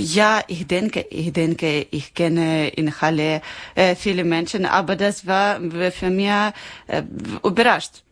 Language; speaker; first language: German; non-native, learner; Ukrainian